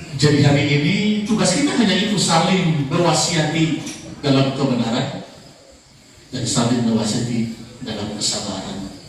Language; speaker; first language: Indonesian; non-native, local second language; Tetum